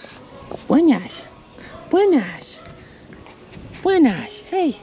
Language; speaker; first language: Spanish; non-native, learner; English